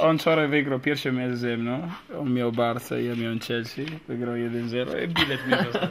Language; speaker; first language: Polish; non-native, learner; Italian